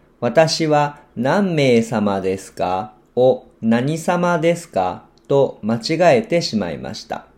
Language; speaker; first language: Japanese; non-native, fluent; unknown